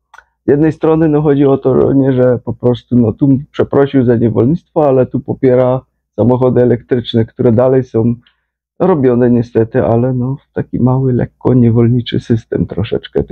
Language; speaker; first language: Polish; native; Polish